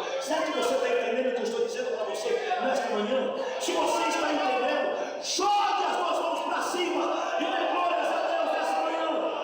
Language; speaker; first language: Portuguese; native; Portuguese